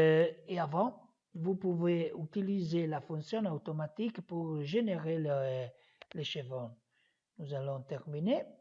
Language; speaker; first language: French; non-native, fluent; Italian